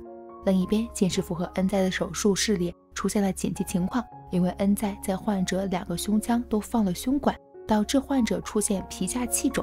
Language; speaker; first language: Chinese; native; Chinese